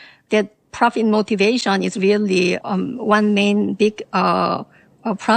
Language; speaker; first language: English; non-native, fluent; Korean